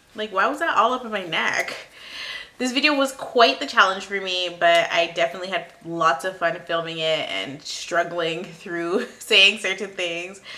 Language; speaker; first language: English; native; English